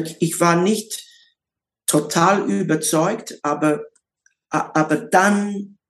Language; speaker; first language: German; non-native, learner; English